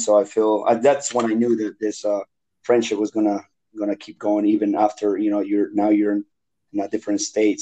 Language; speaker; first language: English; non-native, fluent; Spanish